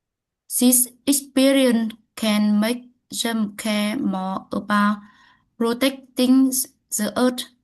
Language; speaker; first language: English; non-native, learner; Vietnamese